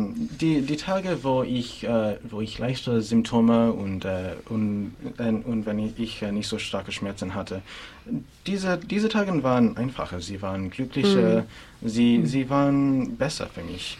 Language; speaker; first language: German; non-native, fluent; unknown